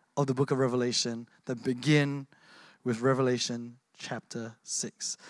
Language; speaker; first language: English; native; English